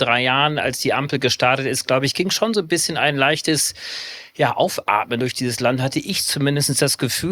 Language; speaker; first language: German; native; German